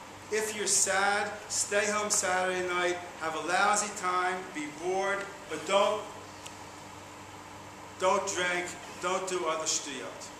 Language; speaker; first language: English; native; English